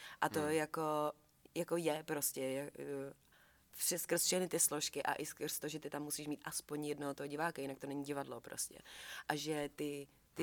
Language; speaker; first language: Czech; native; Czech